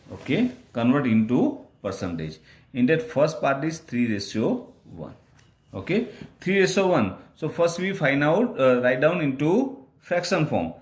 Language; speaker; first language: English; non-native, local second language; Gujarati